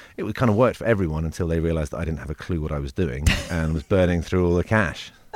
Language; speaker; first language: English; native; English